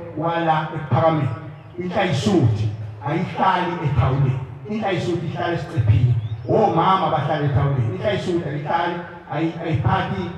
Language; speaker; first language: Zulu; native; Zulu